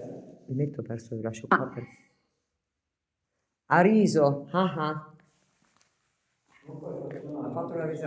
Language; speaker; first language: Italian; native; Italian